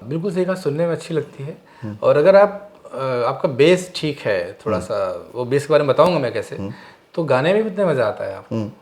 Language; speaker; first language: Hindi; native; Hindi